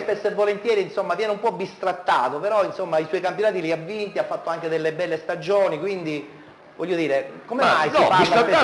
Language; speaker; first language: Italian; native; Italian